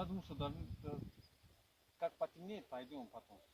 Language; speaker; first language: Russian; non-native, learner; Tajik